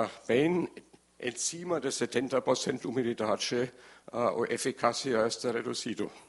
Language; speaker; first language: Portuguese; non-native, learner; German